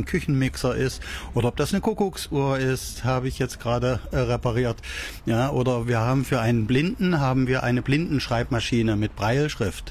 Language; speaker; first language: German; native; German